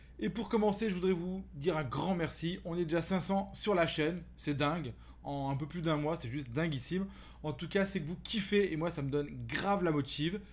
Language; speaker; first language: French; native; French